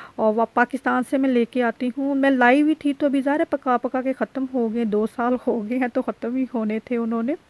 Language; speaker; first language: Urdu; native; Urdu